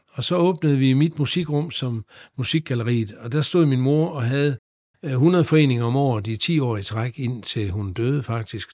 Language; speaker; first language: Danish; native; Danish